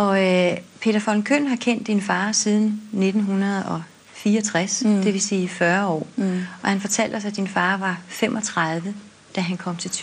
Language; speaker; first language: Danish; native; Danish